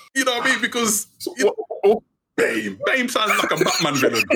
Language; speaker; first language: English; native; English